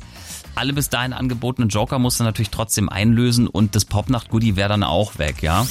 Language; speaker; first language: German; native; German